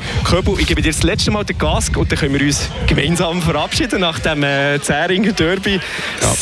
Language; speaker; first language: German; native; German